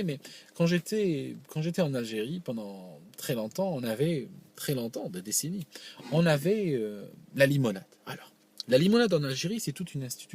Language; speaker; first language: French; non-native, local second language; Arabic